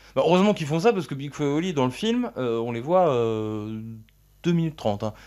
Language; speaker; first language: French; native; French